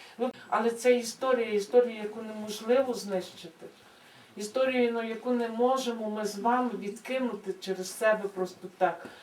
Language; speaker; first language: Ukrainian; native; Ukrainian